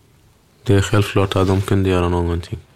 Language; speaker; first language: Swedish; early bilingual, other home language; Kurdish